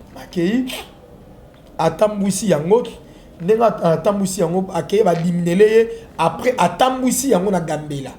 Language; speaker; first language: Lingala; native; Lingala